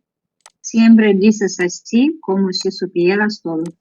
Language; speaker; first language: Spanish; non-native, learner; Russian